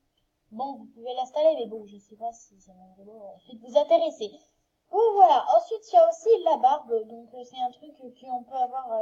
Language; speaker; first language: French; native; French